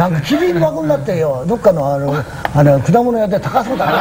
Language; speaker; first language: Japanese; native; Japanese